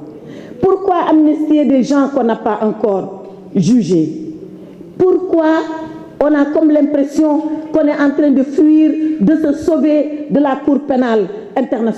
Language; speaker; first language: French; non-native, local second language; Wolof